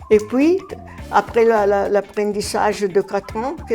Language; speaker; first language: French; non-native, fluent; Italian